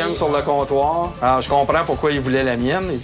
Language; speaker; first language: French; native; French